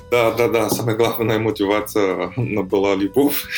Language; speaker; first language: Russian; non-native, fluent; Portuguese